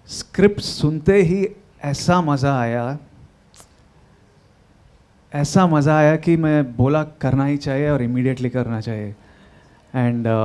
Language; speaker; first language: Hindi; non-native, local second language; Telugu